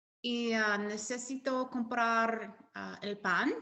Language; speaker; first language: Spanish; non-native, learner; English